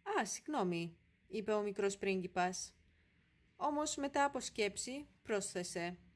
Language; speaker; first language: Greek; non-native, fluent; Polish